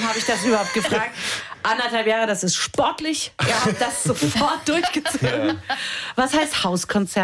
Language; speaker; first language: German; native; German